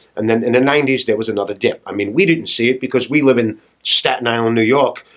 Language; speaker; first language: English; native; English